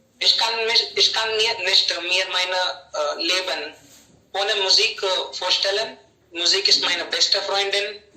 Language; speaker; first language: German; non-native, learner; Hindi